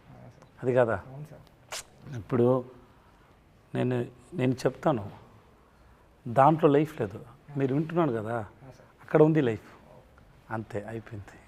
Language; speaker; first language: Telugu; non-native, learner; Tamil